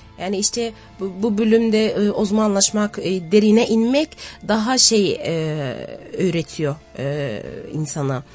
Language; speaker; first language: Turkish; native; Turkish